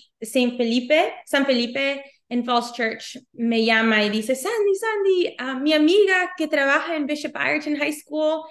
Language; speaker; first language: Spanish; early bilingual, heritage; Spanish